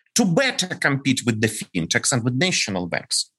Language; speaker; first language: English; non-native, fluent; Ukrainian